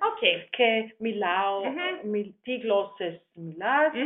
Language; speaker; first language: Greek; non-native, learner; German